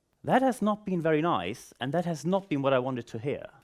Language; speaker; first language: English; non-native, fluent; German